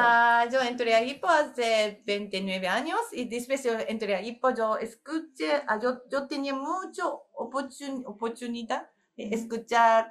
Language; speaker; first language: Spanish; non-native, learner; Korean